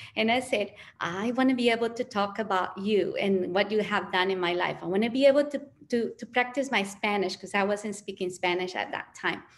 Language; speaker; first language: English; early bilingual, other home language; Spanish